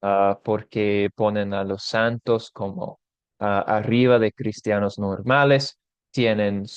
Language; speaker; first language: Spanish; non-native, fluent; English